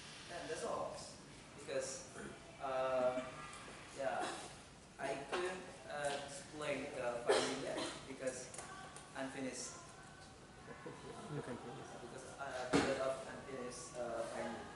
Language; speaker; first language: English; non-native, fluent; Indonesian